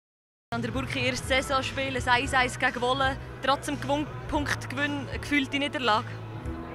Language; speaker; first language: German; native; German